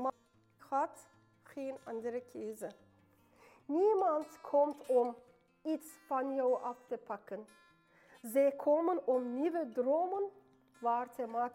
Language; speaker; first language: Dutch; non-native, fluent; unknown